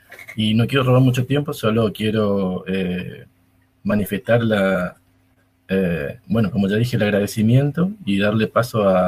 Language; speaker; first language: Spanish; native; Spanish